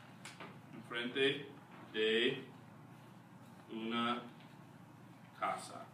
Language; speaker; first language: Spanish; non-native, fluent; English